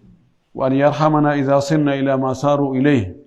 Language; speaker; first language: Arabic; non-native, fluent; Fula